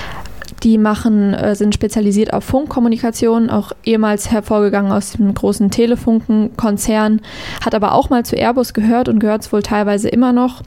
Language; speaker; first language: German; native; German